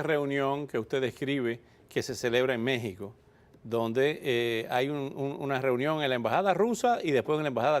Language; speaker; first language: Spanish; native; Spanish